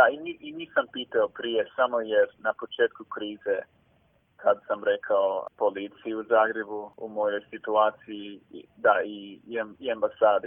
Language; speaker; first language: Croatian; early bilingual, heritage; English